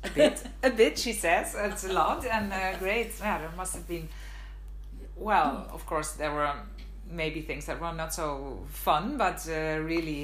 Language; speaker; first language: English; non-native, fluent; Dutch